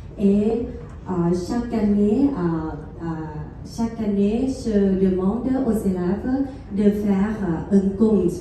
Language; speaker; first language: French; non-native, fluent; Thai